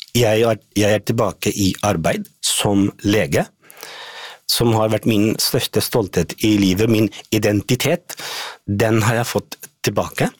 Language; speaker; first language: Norwegian; non-native, fluent; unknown